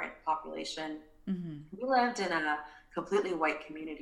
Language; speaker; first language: English; early bilingual, other home language; Spanish